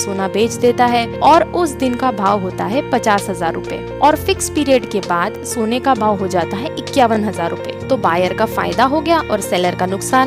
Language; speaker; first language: Hindi; native; Hindi